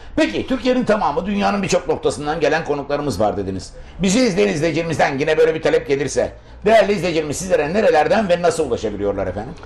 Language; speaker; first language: Turkish; native; Turkish